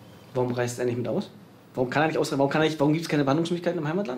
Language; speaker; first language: German; native; German